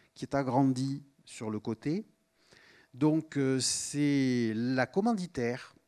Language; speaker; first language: French; native; French